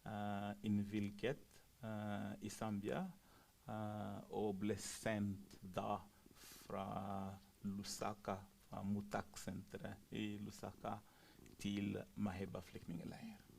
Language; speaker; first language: Norwegian; non-native, fluent; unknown